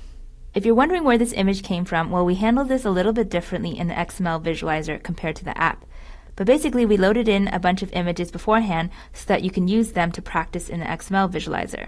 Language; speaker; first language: English; native; English